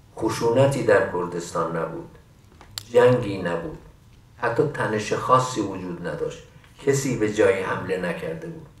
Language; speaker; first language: Persian; non-native, local second language; Central Kurdish